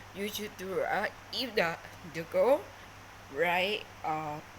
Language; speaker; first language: English; non-native, learner; Thai